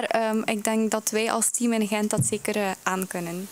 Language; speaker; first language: Dutch; early bilingual, other home language; Japanese